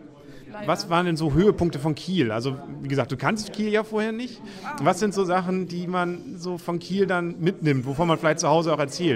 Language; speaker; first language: German; native; German